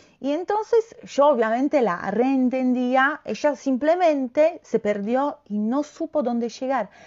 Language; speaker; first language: Spanish; non-native, fluent; Polish